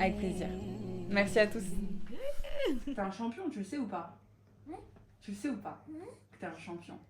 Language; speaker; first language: French; native; French